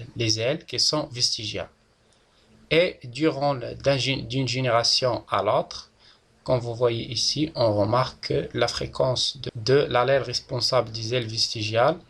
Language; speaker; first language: French; non-native, local second language; Arabic